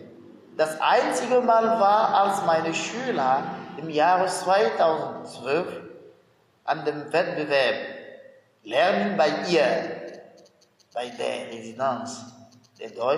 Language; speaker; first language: German; non-native, fluent; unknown